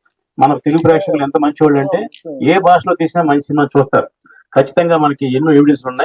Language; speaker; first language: Telugu; native; Telugu